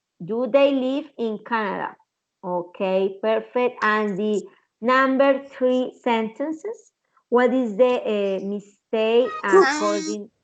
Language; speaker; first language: English; non-native, learner; Spanish